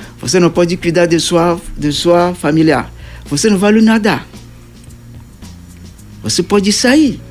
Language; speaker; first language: Portuguese; non-native, learner; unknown